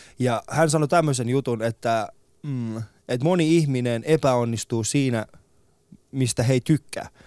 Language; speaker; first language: Finnish; early bilingual, other home language; Persian